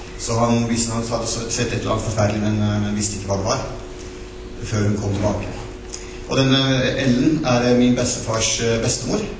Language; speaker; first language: Norwegian; non-native, local second language; Northern Sami